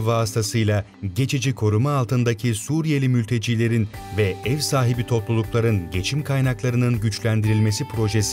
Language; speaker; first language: Turkish; native; Turkish